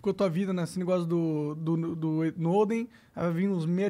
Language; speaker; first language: Portuguese; native; Portuguese